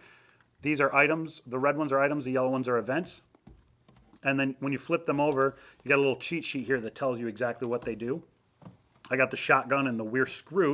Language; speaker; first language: English; native; English